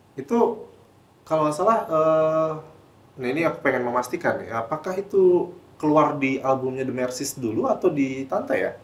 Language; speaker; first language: Indonesian; native; Indonesian